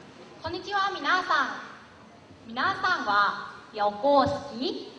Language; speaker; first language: Japanese; non-native, learner; Lao